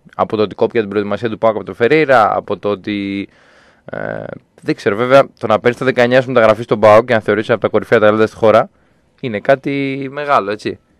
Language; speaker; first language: Greek; native; Greek